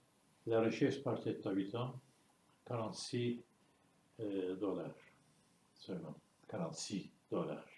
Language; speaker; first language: French; non-native, fluent; Turkish